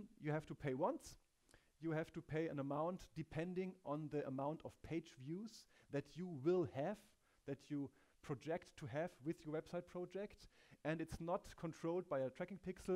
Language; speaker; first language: English; non-native, fluent; German